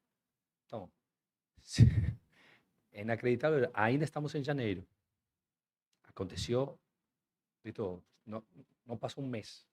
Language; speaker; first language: Portuguese; non-native, fluent; Spanish